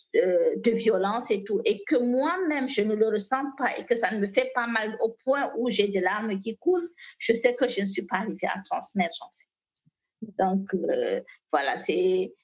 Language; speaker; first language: French; non-native, local second language; Fula